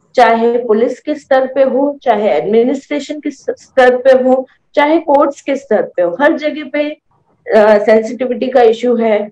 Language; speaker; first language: Hindi; native; Hindi